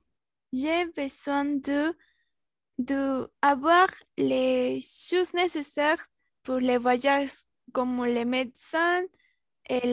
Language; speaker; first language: French; non-native, learner; Spanish